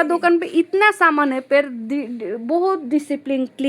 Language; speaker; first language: Hindi; non-native, learner; Bangla